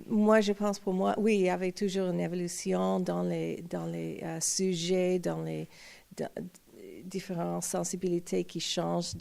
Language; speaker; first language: French; non-native, fluent; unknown